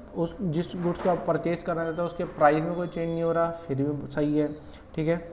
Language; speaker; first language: Hindi; native; Hindi